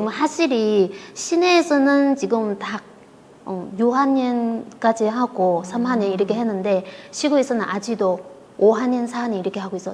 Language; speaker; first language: Korean; non-native, fluent; Vietnamese